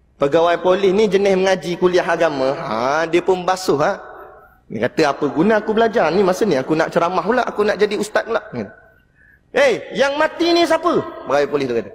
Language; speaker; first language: Malay; native; Malay